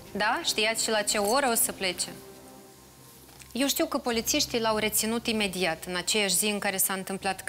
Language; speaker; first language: Romanian; native; Romanian